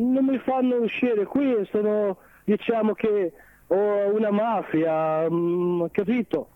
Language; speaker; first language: Italian; non-native, learner; Arabic